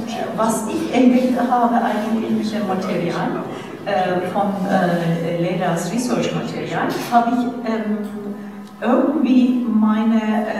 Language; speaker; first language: German; non-native, fluent; Turkish